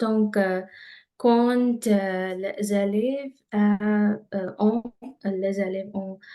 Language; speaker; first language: French; non-native, learner; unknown